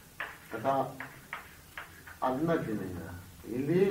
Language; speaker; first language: Russian; non-native, learner; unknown